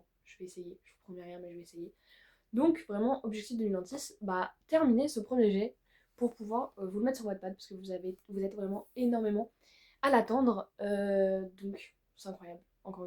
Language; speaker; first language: French; native; French